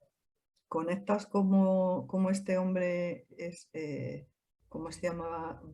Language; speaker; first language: Spanish; native; Spanish